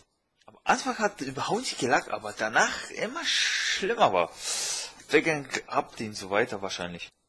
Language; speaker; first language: German; non-native, fluent; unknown